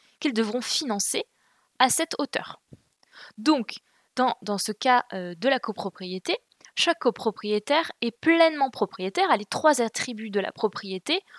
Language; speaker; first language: French; native; French